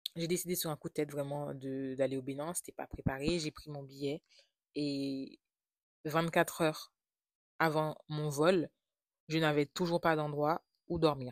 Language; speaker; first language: French; non-native, local second language; Haitian Creole